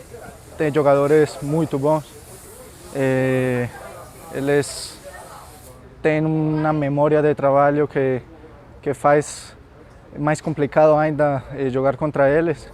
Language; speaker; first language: Portuguese; non-native, fluent; Spanish